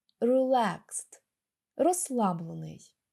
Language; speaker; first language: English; non-native, fluent; Ukrainian